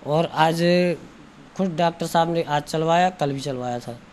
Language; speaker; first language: Hindi; native; Hindi